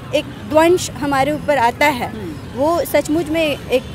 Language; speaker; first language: Hindi; native; Hindi